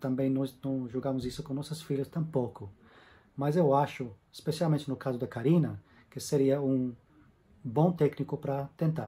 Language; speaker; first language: Portuguese; non-native, fluent; English